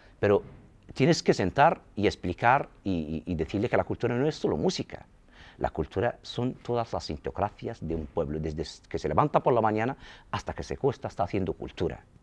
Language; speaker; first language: Spanish; non-native, local second language; Arabic